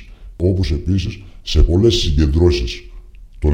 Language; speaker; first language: Greek; native; Greek